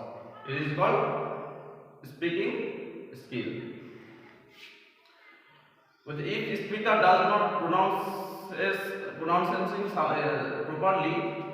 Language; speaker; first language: English; non-native, local second language; Bangla